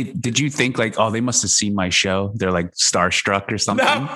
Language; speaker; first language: English; native; English